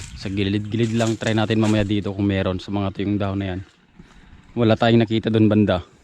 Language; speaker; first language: Filipino; native; Filipino